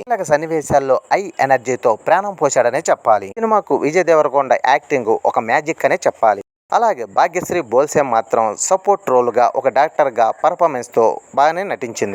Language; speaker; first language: Telugu; native; Telugu